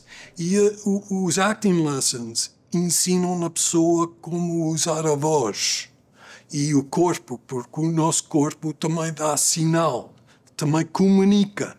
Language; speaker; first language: Portuguese; early bilingual, other home language; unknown